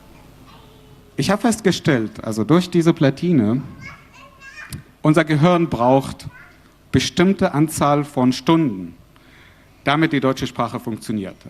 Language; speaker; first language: German; non-native, fluent; Arabic